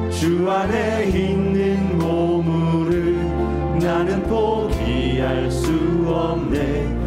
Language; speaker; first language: Korean; native; Korean